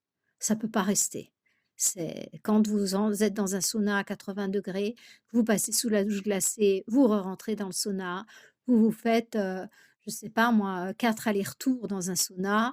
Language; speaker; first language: French; native; French